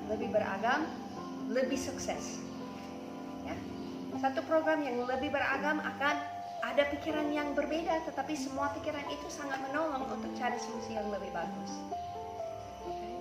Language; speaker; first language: Indonesian; non-native, fluent; English